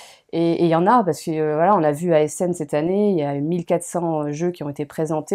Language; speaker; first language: French; native; French